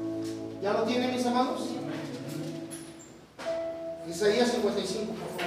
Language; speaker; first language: Spanish; native; Spanish